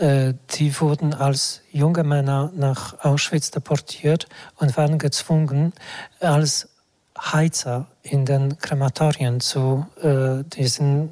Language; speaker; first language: German; non-native, fluent; Polish